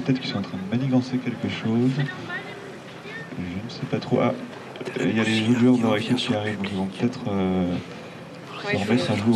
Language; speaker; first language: French; native; French